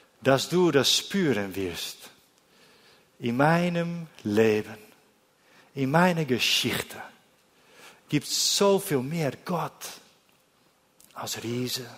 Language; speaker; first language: German; non-native, learner; Dutch